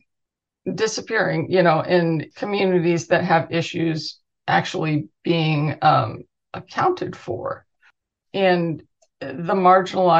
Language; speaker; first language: English; native; English